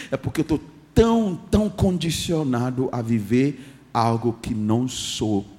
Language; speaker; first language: Portuguese; non-native, fluent; English